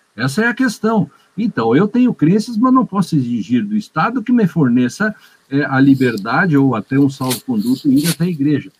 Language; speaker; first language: Portuguese; native; Portuguese